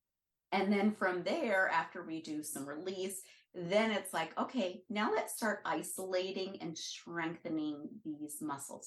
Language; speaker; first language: English; native; English